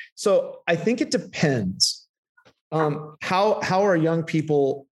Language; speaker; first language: English; native; English